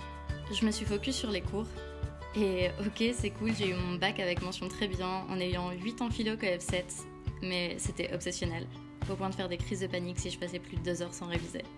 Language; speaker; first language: French; native; French